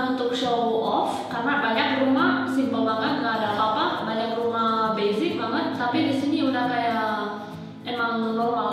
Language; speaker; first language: Indonesian; non-native, fluent; Spanish